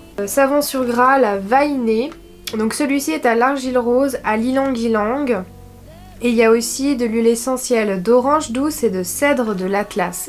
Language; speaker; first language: French; native; French